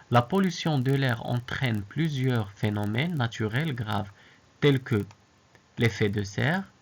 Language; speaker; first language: French; non-native, local second language; Arabic